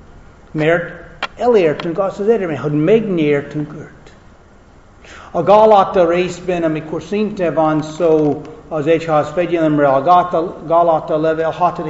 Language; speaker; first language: Hungarian; non-native, fluent; English